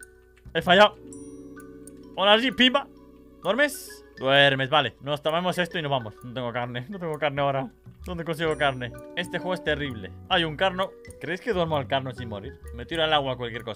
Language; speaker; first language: Spanish; native; Spanish